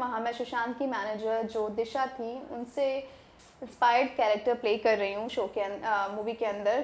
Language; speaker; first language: Hindi; native; Hindi